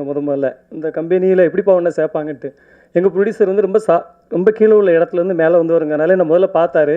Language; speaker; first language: Tamil; native; Tamil